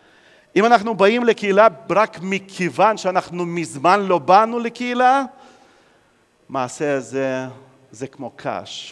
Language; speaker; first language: Hebrew; non-native, fluent; Russian